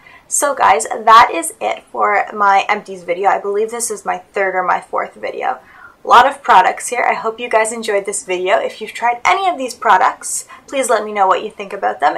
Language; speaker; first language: English; native; English